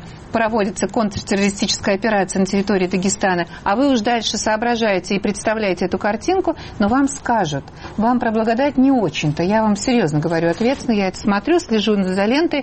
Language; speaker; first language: Russian; native; Russian